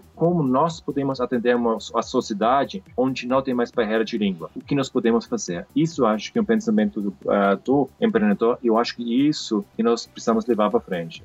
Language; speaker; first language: Portuguese; non-native, fluent; German